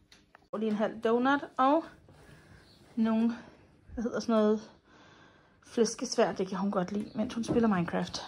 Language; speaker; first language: Danish; native; Danish